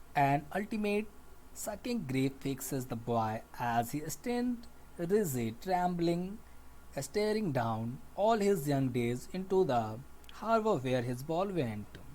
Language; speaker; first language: English; non-native, local second language; Hindi